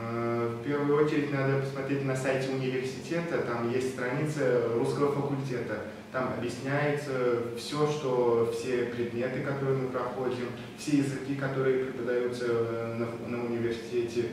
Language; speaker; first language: Russian; non-native, local second language; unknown